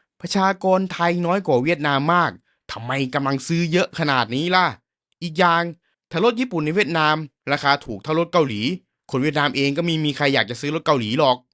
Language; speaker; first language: Thai; native; Thai